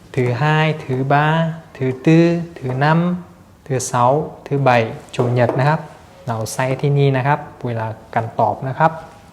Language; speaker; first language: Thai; non-native, fluent; Vietnamese